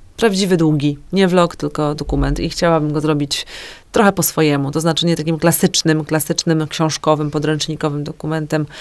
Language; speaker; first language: Polish; native; Polish